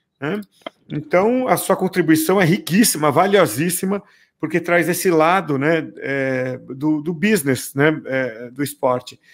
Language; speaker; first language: Portuguese; native; Portuguese